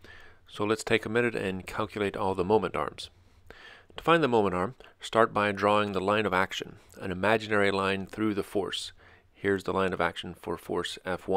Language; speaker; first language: English; native; English